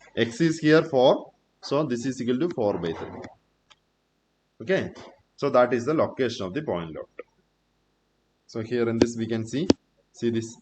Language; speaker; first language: English; non-native, local second language; Malayalam